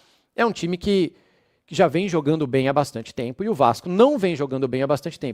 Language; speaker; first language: Portuguese; native; Portuguese